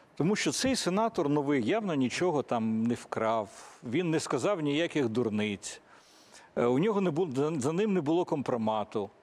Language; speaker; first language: Ukrainian; native; Ukrainian